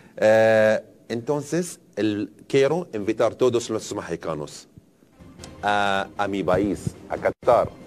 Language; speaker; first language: Spanish; non-native, learner; Arabic